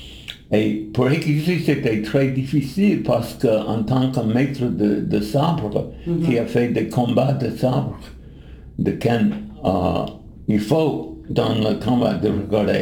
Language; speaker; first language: French; non-native, learner; English